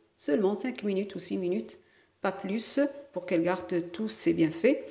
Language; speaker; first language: French; non-native, local second language; Arabic